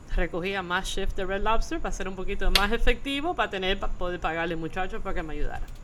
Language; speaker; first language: Spanish; early bilingual, heritage; Spanish